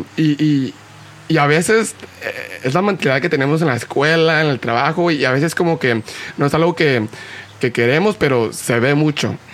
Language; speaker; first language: Spanish; early bilingual, heritage; Spanish